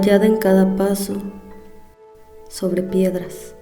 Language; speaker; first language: Spanish; native; Spanish